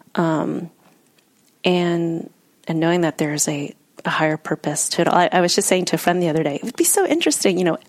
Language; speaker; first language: English; native; English